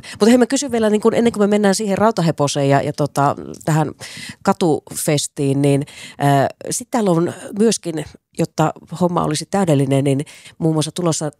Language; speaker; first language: Finnish; native; Finnish